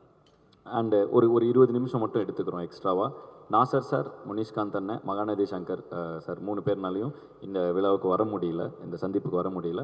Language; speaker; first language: Tamil; native; Tamil